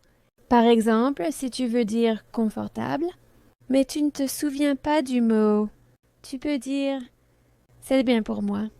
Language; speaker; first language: French; non-native, fluent; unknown